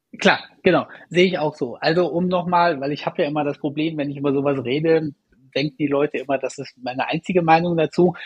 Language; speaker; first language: German; native; German